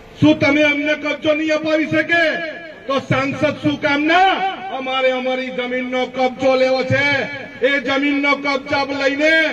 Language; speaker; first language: Gujarati; native; Gujarati